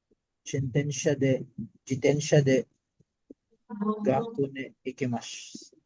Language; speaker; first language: Japanese; non-native, learner; Filipino